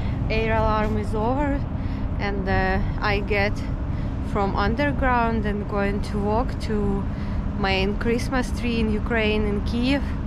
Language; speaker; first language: English; non-native, learner; Ukrainian